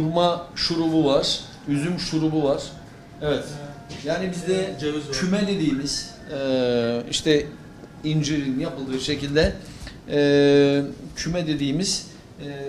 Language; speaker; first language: Turkish; native; Turkish